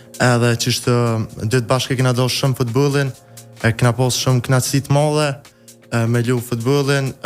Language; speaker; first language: Albanian; early bilingual, heritage; Albanian